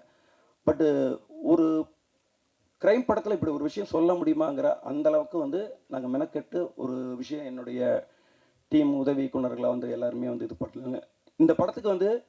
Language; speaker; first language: Tamil; native; Tamil